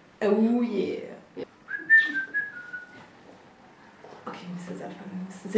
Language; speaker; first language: German; native; German